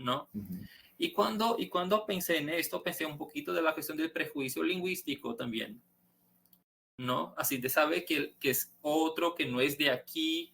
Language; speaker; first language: Spanish; non-native, fluent; Portuguese